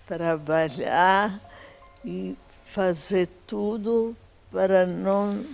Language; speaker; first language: Portuguese; non-native, fluent; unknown